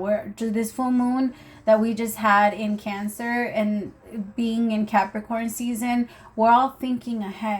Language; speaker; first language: English; native; English